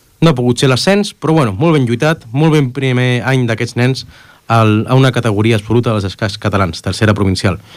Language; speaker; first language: Catalan; native; Catalan